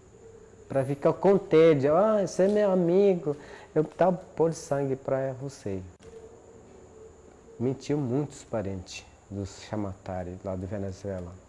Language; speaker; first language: Portuguese; non-native, local second language; Yanomámi